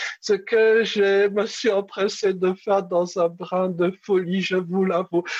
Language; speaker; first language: French; early bilingual, other home language; Czech